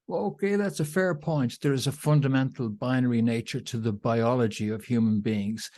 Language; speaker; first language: English; native; English